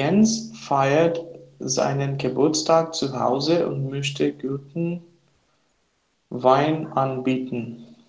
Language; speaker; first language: German; non-native, learner; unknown